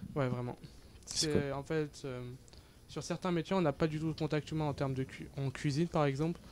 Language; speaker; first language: French; native; French